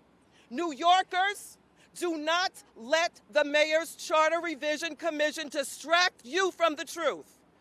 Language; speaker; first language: English; native; English